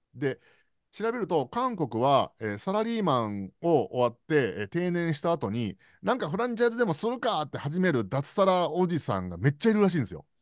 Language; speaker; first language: Japanese; native; Japanese